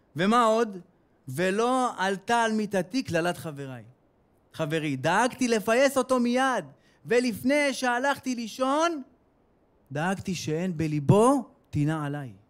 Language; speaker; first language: Hebrew; native; Hebrew